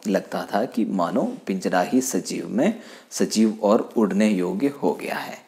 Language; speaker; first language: Hindi; non-native, local second language; Malayalam